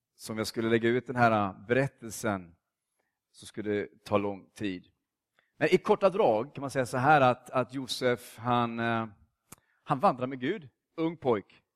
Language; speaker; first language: Swedish; native; Swedish